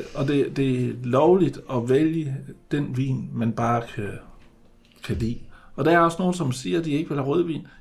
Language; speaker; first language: Danish; native; Danish